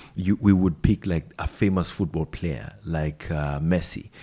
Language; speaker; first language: English; non-native, local second language; Swahili